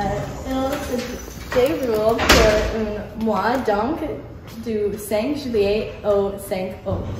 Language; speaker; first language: French; non-native, learner; English